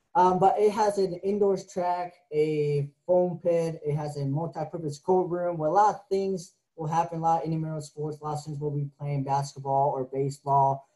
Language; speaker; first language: English; native; English